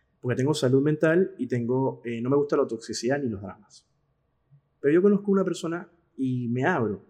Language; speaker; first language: Spanish; native; Spanish